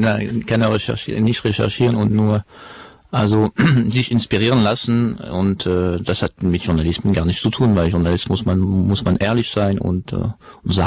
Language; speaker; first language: German; non-native, fluent; French